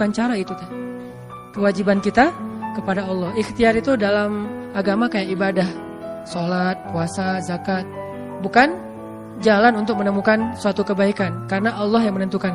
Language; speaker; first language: Indonesian; native; Indonesian